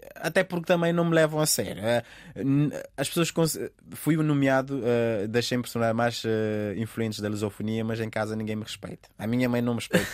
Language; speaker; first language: Portuguese; non-native, local second language; Kabuverdianu